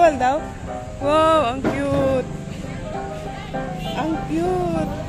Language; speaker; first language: Filipino; non-native, local second language; Cebuano